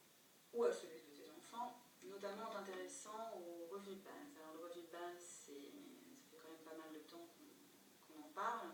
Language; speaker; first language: French; native; French